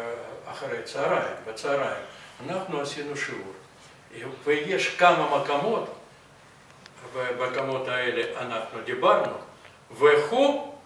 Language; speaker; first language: Hebrew; non-native, fluent; Russian